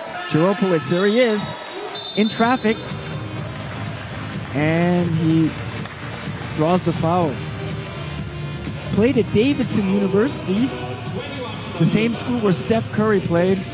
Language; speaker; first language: English; native; English